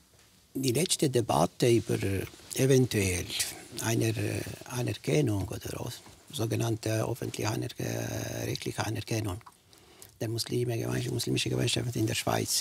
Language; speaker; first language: German; non-native, fluent; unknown